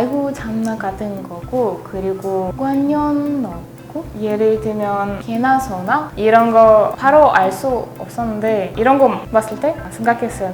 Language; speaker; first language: Korean; non-native, learner; Russian